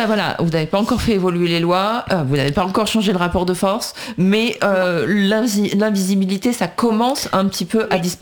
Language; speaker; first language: French; native; French